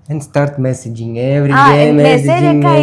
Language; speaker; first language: English; non-native, learner; Russian